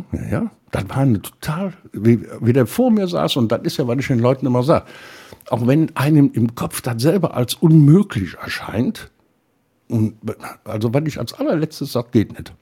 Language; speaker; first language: German; native; German